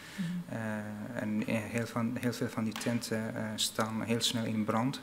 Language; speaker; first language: Dutch; non-native, fluent; Arabic